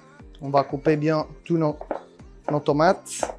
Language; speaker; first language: French; non-native, learner; Italian